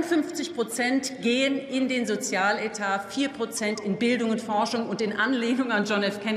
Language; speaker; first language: German; native; German